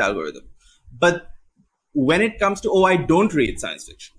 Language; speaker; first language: English; non-native, local second language; Bangla